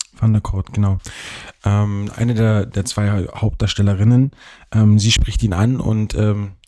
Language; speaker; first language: German; native; German